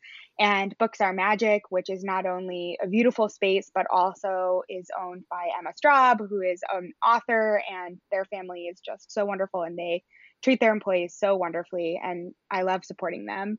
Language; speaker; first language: English; native; English